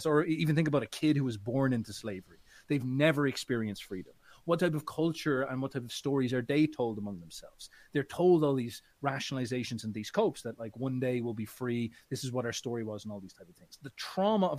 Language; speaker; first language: English; native; English